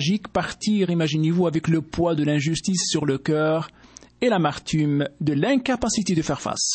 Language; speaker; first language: French; native; French